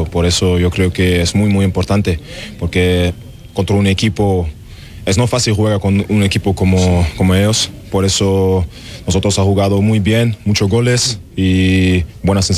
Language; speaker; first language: Spanish; non-native, learner; German